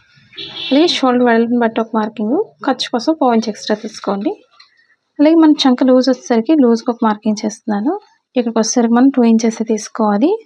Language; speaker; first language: Telugu; native; Telugu